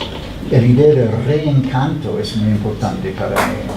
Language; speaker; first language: Spanish; non-native, fluent; English